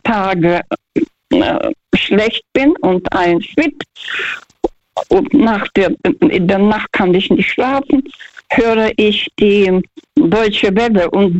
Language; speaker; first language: German; non-native, fluent; Russian